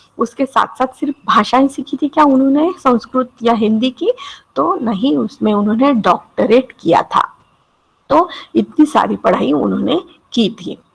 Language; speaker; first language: Hindi; non-native, local second language; Marathi